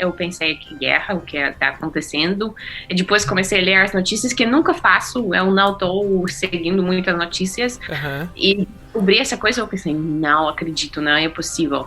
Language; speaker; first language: Portuguese; non-native, fluent; Russian